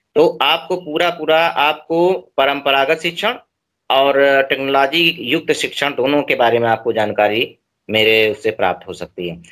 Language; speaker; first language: Hindi; native; Hindi